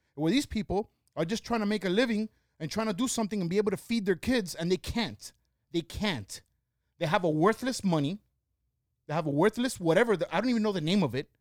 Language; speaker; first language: English; early bilingual, other home language; Spanish